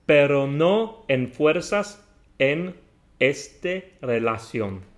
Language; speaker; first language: Spanish; non-native, learner; English